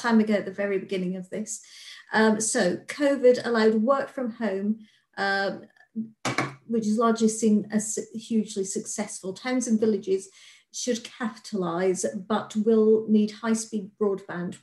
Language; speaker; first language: English; native; English